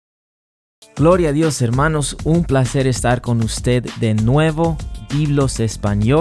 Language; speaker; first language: Spanish; non-native, fluent; English